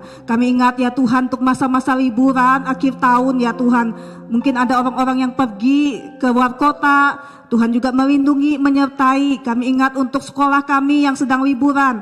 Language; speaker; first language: Malay; native; Malay